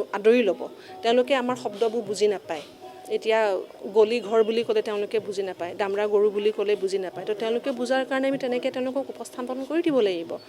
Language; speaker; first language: Assamese; native; Assamese